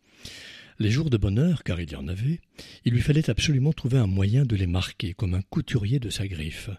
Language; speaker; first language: French; native; French